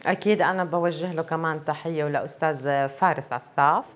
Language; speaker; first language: Arabic; native; Arabic